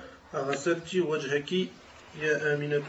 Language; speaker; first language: Arabic; non-native, learner; French